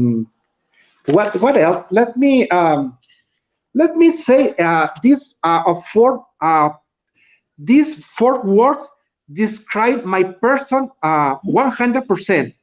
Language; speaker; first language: English; non-native, learner; Spanish